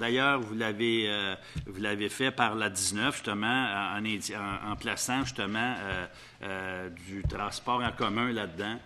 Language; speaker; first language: French; native; French